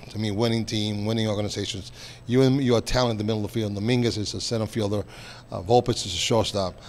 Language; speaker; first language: English; native; English